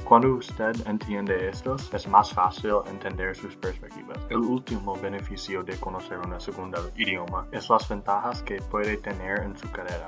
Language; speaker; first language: Spanish; non-native, learner; English